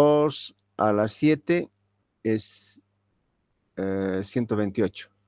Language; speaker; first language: Spanish; native; Spanish